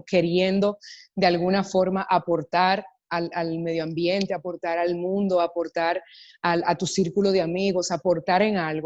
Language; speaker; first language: Spanish; native; Spanish